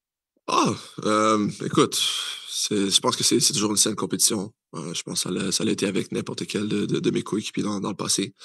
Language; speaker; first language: French; native; French